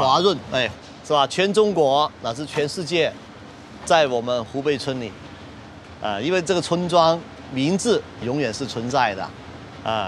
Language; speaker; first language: Chinese; native; Chinese